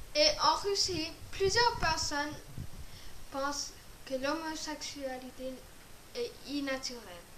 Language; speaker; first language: French; non-native, local second language; English